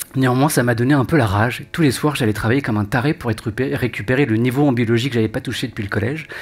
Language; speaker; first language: French; native; French